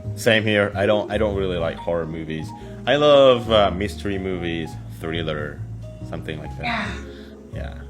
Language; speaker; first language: English; non-native, fluent; Indonesian